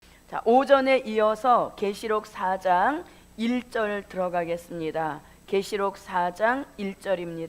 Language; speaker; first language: Korean; native; Korean